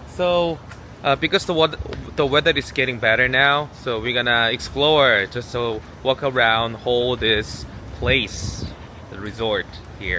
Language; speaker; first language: English; non-native, learner; Korean